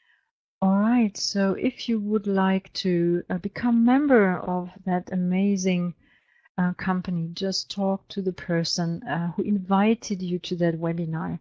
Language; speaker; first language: English; non-native, fluent; German